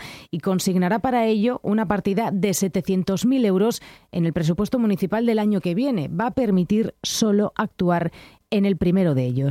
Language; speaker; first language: Spanish; native; Spanish